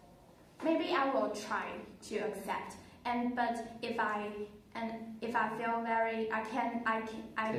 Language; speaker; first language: English; non-native, learner; Chinese